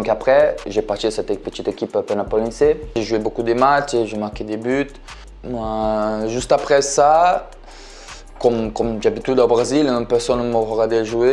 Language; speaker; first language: French; non-native, learner; Portuguese